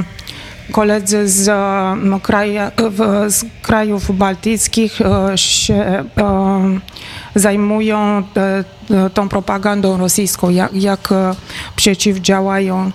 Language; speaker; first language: Polish; non-native, fluent; Romanian